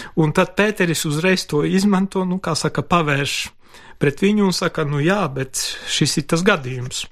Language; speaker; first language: Latvian; non-native, local second language; Polish